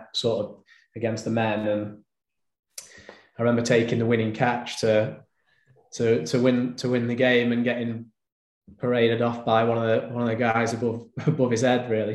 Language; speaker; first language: English; native; English